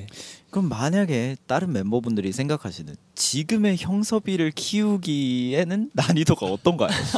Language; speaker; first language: Korean; native; Korean